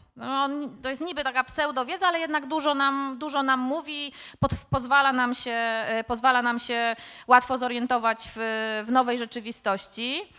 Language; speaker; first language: Polish; native; Polish